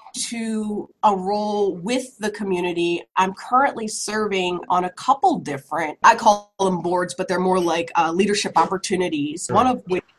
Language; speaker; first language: English; native; English